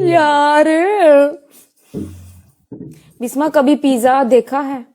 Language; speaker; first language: Hindi; non-native, local second language; Punjabi